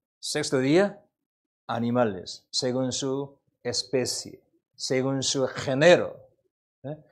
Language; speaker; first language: Spanish; non-native, learner; Korean